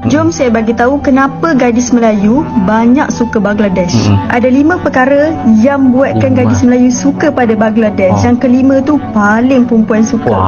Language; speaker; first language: Malay; native; Malay